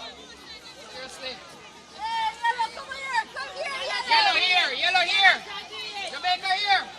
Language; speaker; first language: English; native; English